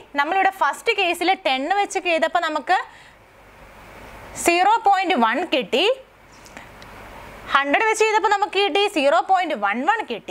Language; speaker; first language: Malayalam; native; Malayalam